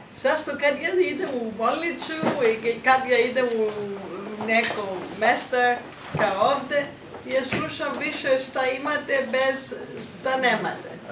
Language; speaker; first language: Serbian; non-native, learner; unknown